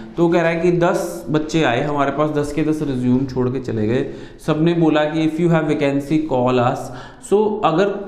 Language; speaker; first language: Hindi; non-native, local second language; Punjabi